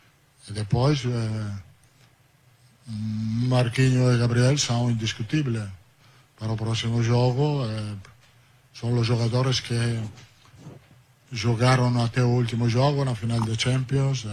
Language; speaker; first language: Portuguese; non-native, learner; Italian